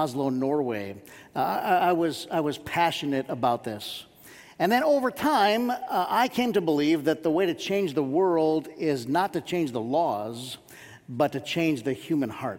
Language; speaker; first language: English; native; English